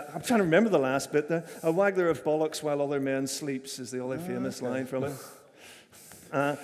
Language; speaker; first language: English; native; English